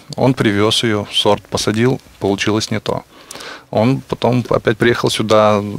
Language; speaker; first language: Russian; native; Russian